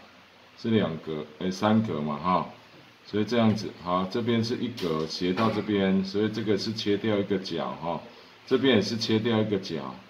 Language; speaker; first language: Chinese; native; Chinese